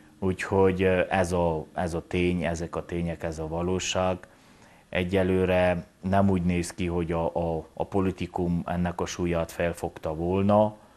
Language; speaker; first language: Hungarian; native; Hungarian